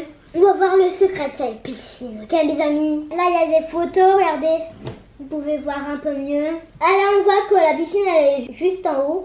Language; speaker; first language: French; native; French